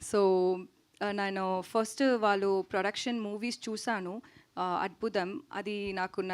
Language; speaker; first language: Telugu; non-native, learner; Tamil